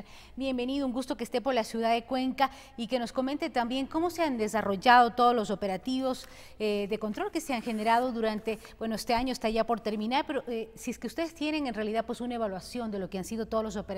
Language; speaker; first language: Spanish; native; Spanish